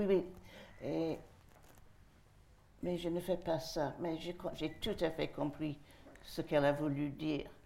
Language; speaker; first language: French; non-native, fluent; English